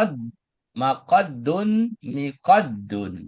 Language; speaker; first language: Arabic; non-native, fluent; Indonesian